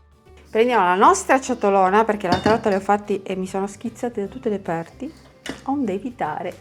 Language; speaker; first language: Italian; native; Italian